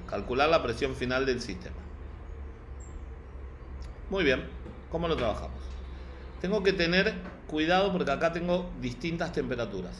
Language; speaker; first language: Spanish; native; Spanish